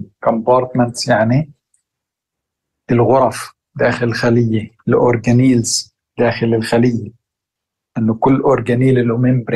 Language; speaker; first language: Arabic; native; Arabic